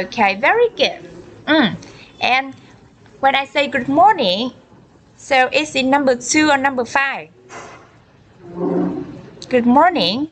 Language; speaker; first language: English; non-native, learner; Vietnamese